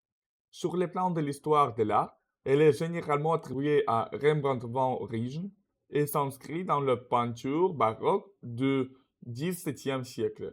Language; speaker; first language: French; non-native, learner; Russian